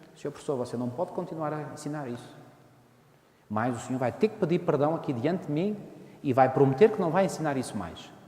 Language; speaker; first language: Portuguese; native; Portuguese